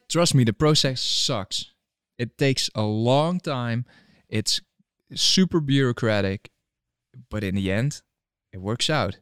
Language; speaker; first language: English; non-native, fluent; Dutch